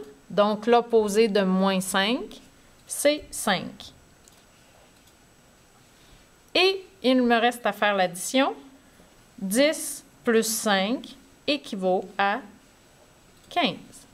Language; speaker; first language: French; native; French